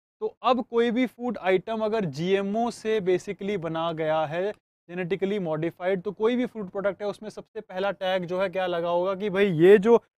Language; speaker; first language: Hindi; native; Hindi